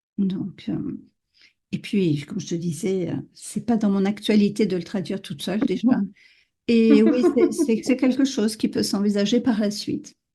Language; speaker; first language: French; native; French